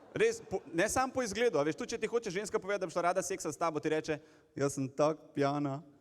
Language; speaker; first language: Slovenian; non-native, local second language; Bosnian